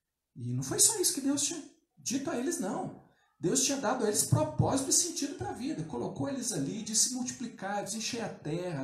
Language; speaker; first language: Portuguese; native; Portuguese